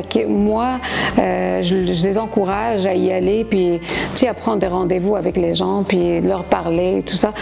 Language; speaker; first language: French; non-native, local second language; Arabic